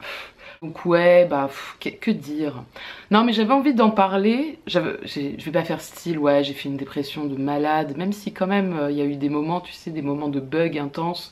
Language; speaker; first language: French; native; French